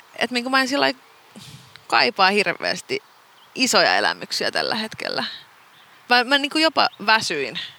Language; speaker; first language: Finnish; non-native, local second language; Swedish